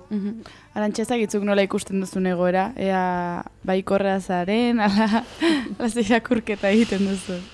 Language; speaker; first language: Basque; native; Basque